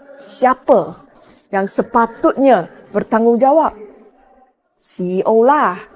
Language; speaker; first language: Malay; native; Malay